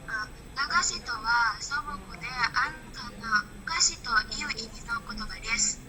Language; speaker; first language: Japanese; non-native, learner; Indonesian